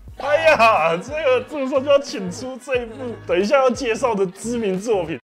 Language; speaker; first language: Chinese; native; Chinese